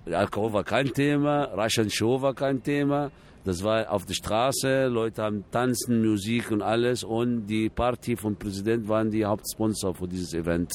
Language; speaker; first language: German; non-native, fluent; Arabic